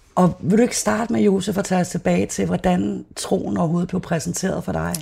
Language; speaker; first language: Danish; native; Danish